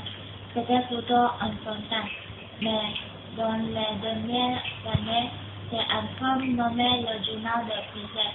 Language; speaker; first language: French; non-native, learner; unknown